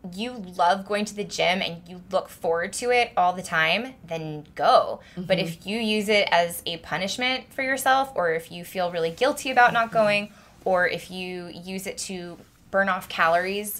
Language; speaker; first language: English; native; English